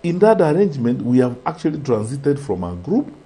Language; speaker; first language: English; non-native, local second language; Gusii